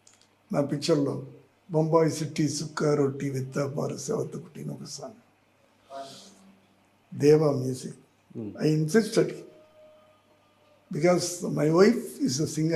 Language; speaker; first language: Telugu; non-native, learner; Tamil